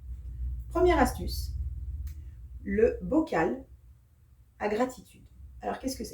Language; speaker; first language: French; native; French